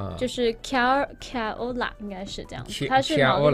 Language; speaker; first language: Chinese; native; Chinese